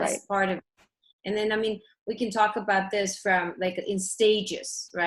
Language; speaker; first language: English; early bilingual, other home language; Russian